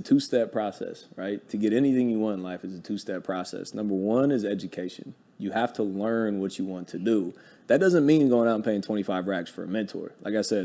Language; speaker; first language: English; native; English